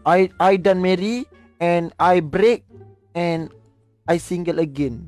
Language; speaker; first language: English; non-native, learner; Malay